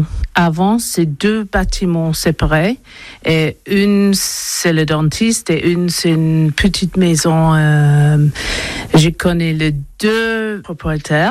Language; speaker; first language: French; non-native, learner; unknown